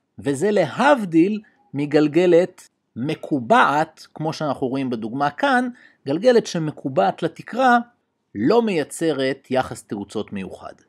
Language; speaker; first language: Hebrew; native; Hebrew